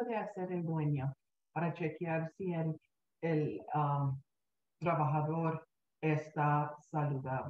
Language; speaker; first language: Spanish; early bilingual, heritage; Spanish